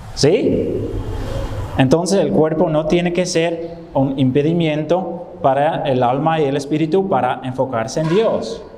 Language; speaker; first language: Spanish; non-native, fluent; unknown